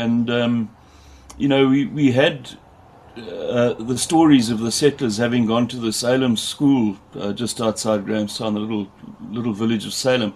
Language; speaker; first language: English; native; English